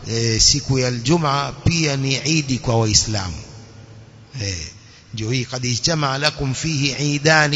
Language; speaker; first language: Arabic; non-native, fluent; Swahili